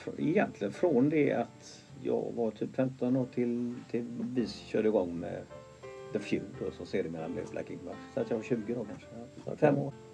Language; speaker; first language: Swedish; native; Swedish